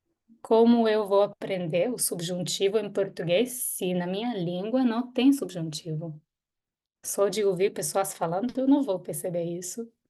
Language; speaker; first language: Portuguese; non-native, fluent; Hebrew